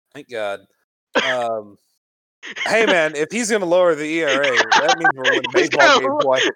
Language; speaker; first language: English; native; English